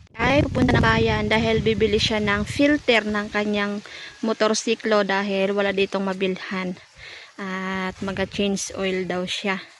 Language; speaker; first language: Filipino; non-native, local second language; Hiligaynon